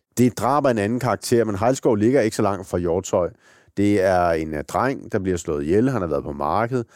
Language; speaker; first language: Danish; native; Danish